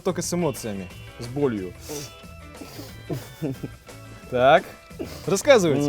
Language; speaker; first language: Russian; native; Russian